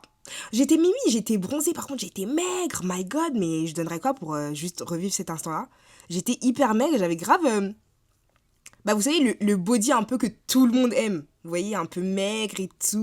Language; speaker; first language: French; native; French